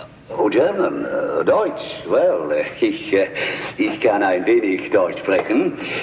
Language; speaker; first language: German; non-native, learner; English